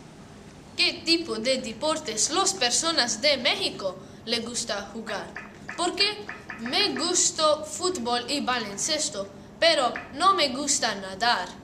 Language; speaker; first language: Spanish; non-native, learner; English